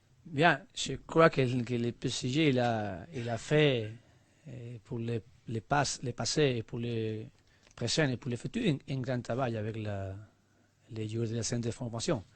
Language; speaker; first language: French; non-native, learner; Spanish